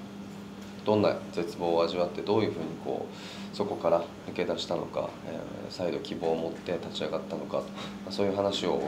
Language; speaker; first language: Japanese; native; Japanese